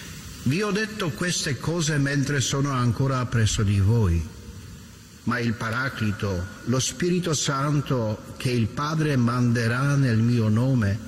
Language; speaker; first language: Italian; native; Italian